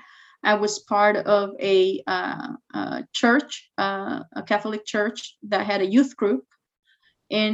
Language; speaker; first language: English; non-native, fluent; Spanish